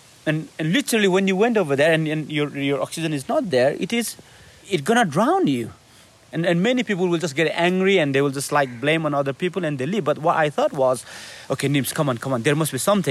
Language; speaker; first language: English; non-native, local second language; Nepali